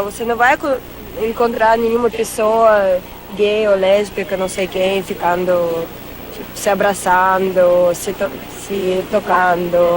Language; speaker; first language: Portuguese; non-native, fluent; Russian